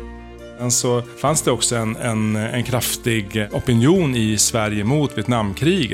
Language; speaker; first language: Swedish; native; Swedish